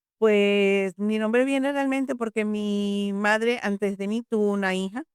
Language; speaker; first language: Spanish; native; Spanish